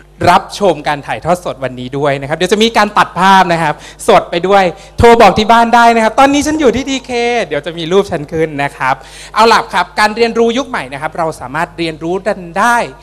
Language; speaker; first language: Thai; native; Thai